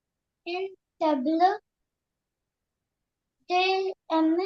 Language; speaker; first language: French; non-native, learner; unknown